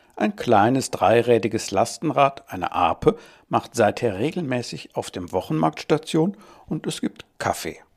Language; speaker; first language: German; native; German